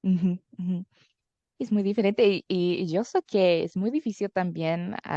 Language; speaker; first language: Spanish; early bilingual, heritage; English